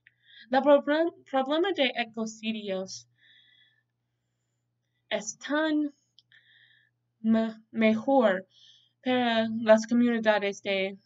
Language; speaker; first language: Spanish; non-native, learner; English